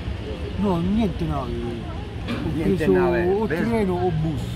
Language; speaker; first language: Italian; non-native, learner; Arabic